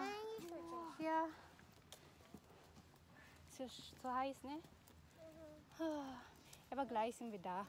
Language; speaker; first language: German; non-native, learner; Filipino